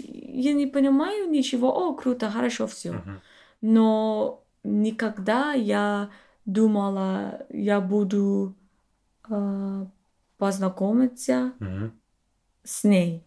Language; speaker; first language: Russian; non-native, learner; English